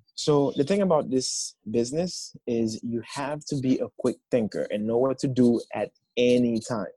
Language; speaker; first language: English; non-native, fluent; Haitian Creole